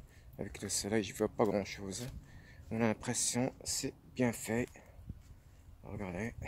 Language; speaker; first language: French; non-native, fluent; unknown